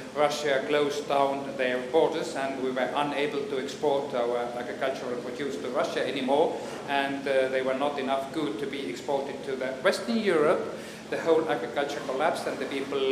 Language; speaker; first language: English; non-native, fluent; Estonian